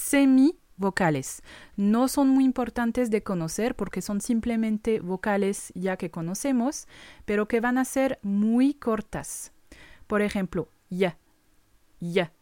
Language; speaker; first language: Spanish; non-native, fluent; French